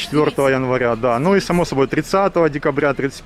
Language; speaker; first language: Russian; native; Russian